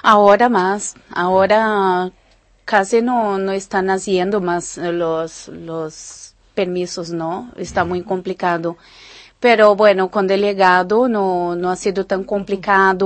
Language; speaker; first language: Spanish; non-native, fluent; Portuguese